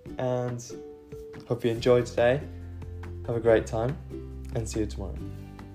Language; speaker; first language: English; non-native, fluent; Japanese